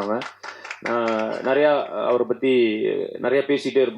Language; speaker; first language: Tamil; native; Tamil